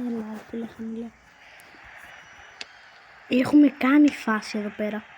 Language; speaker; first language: Greek; native; Greek